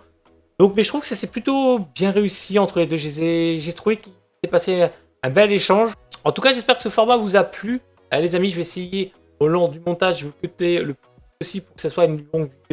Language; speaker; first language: French; native; French